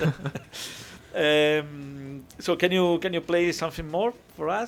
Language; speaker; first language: English; non-native, fluent; Italian